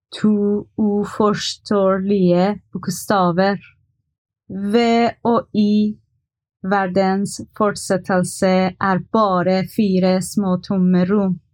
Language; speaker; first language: Norwegian; non-native, learner; Persian